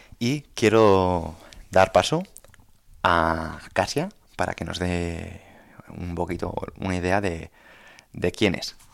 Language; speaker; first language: Spanish; native; Spanish